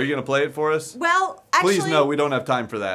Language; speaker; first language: English; native; English